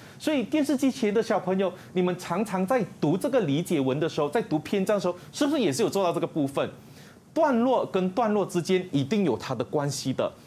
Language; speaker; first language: Chinese; native; Chinese